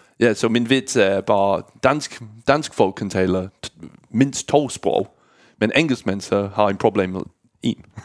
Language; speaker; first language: Danish; non-native, learner; English